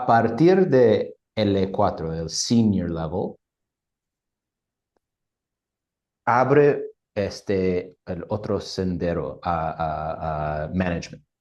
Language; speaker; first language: Spanish; non-native, fluent; English